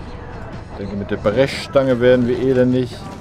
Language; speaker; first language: German; native; German